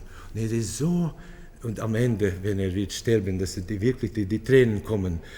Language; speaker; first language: German; non-native, fluent; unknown